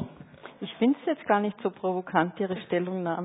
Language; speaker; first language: German; native; German